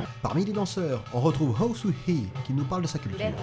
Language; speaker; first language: French; native; French